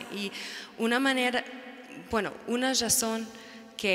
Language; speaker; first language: Spanish; non-native, fluent; English